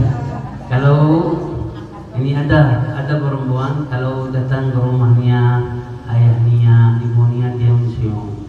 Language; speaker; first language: Indonesian; non-native, learner; Arabic